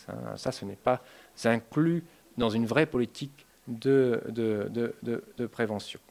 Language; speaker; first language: French; native; French